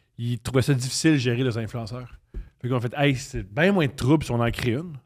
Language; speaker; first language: French; native; French